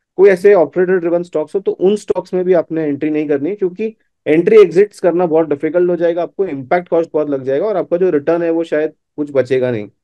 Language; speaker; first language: Hindi; non-native, local second language; Gujarati